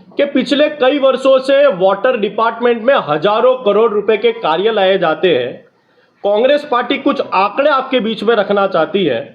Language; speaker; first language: Hindi; non-native, local second language; Gujarati